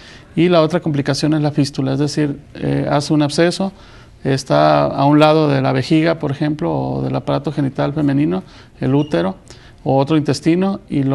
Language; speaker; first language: Spanish; native; Spanish